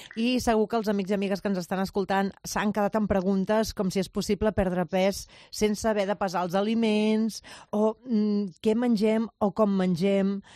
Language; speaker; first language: Catalan; non-native, local second language; Spanish